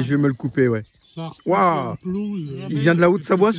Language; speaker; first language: French; native; French